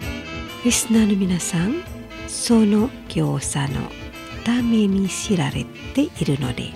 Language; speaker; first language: Japanese; non-native, fluent; Indonesian